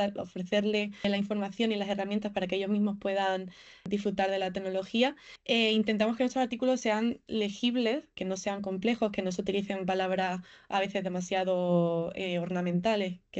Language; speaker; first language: Spanish; native; Spanish